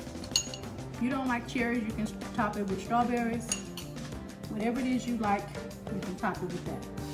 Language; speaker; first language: English; native; English